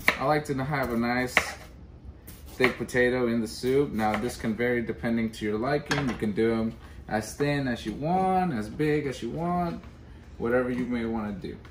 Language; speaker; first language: English; early bilingual, other home language; Spanish